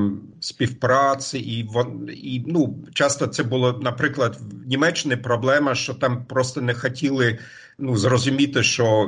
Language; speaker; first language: Ukrainian; non-native, fluent; German